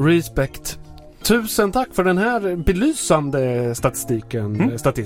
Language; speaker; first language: Swedish; native; Swedish